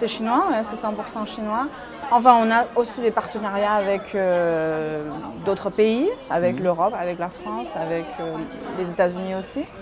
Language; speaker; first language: French; non-native, fluent; Chinese